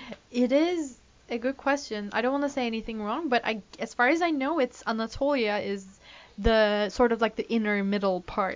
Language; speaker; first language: English; non-native, fluent; Turkish